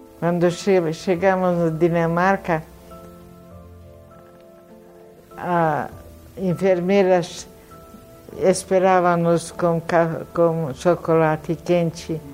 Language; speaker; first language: Portuguese; non-native, fluent; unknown